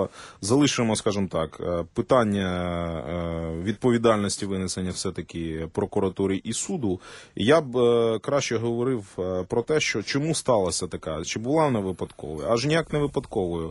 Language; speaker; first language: Ukrainian; native; Ukrainian